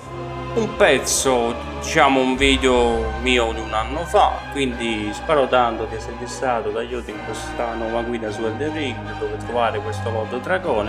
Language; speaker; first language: Italian; native; Italian